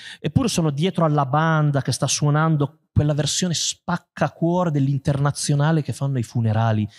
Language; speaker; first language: Italian; native; Italian